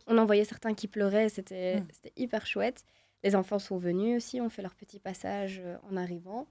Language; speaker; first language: French; native; French